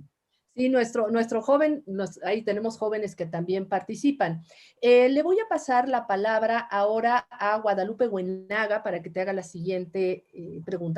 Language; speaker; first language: Spanish; native; Spanish